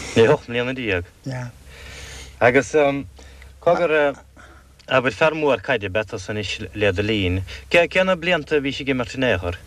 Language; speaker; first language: Irish; native; Irish